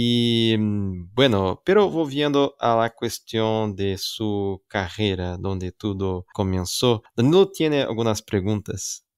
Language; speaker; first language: Spanish; non-native, fluent; Portuguese